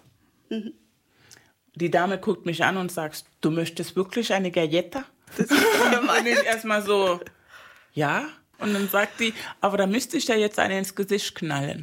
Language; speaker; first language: German; non-native, fluent; Spanish